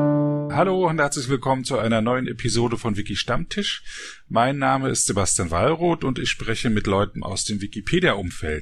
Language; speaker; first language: German; native; German